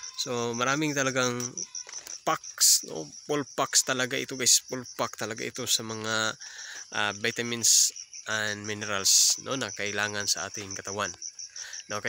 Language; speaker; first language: Filipino; non-native, local second language; Cebuano